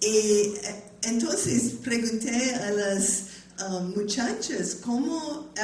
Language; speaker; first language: Spanish; non-native, learner; English